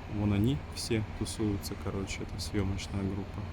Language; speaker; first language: Ukrainian; non-native, local second language; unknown